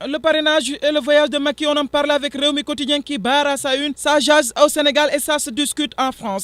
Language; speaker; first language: French; non-native, local second language; Wolof